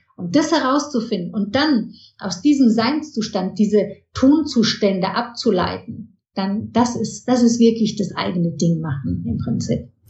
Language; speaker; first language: German; early bilingual, heritage; German